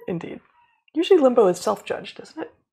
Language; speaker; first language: English; native; English